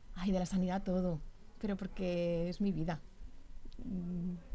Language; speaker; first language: Spanish; native; Spanish